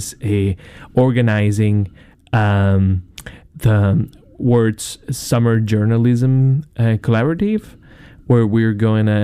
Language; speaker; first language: English; non-native, fluent; Spanish